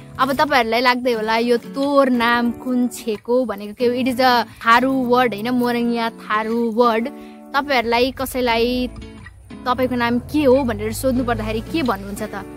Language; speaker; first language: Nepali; non-native, local second language; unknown